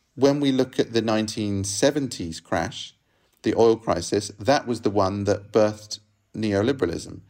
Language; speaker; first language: English; native; English